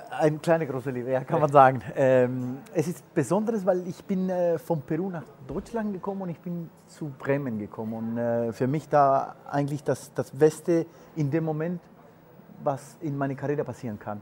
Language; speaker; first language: German; non-native, fluent; Spanish